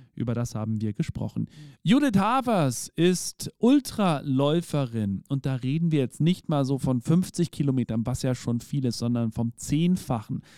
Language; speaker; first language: German; native; German